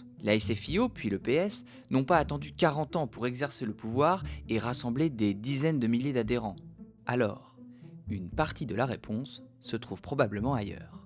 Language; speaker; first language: French; native; French